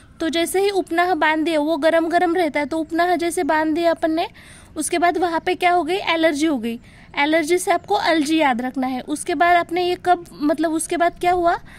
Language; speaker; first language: Hindi; non-native, local second language; Marathi